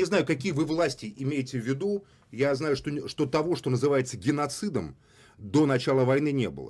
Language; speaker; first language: Russian; native; Russian